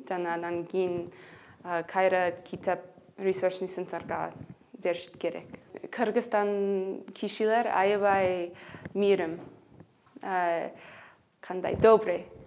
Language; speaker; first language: Kyrgyz; non-native, learner; English